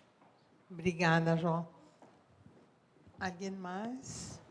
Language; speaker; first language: Portuguese; non-native, fluent; Spanish